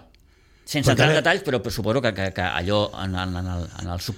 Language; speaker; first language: Catalan; native; Catalan